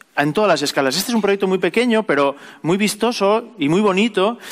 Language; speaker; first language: Spanish; native; Spanish